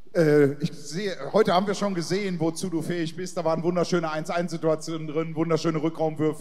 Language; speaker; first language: German; native; German